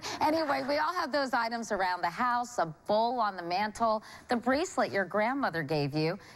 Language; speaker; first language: English; native; English